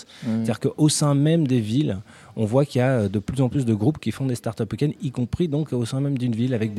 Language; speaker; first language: French; native; French